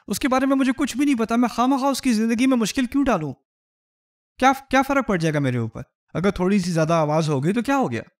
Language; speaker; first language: Urdu; native; Urdu